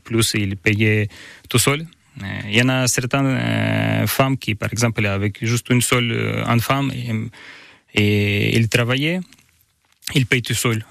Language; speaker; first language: French; non-native, learner; Ukrainian